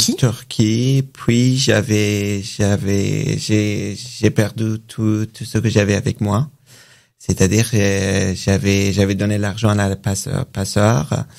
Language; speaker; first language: French; non-native, learner; Persian